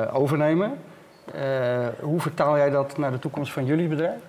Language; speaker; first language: Dutch; native; Dutch